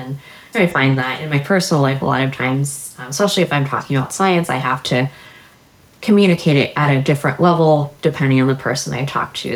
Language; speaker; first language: English; native; English